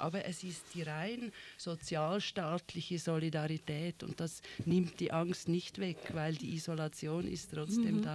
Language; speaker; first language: German; native; German